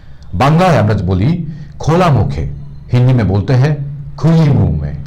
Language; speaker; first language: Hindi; non-native, local second language; Bangla